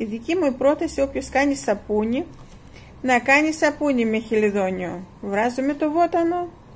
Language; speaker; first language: Greek; non-native, fluent; Russian